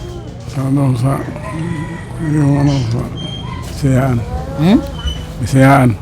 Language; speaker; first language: Filipino; non-native, local second language; Cebuano